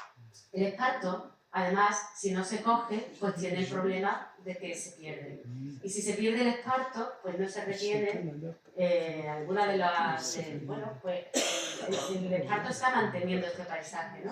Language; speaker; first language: Spanish; native; Spanish